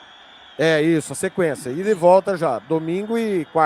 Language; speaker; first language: Portuguese; native; Portuguese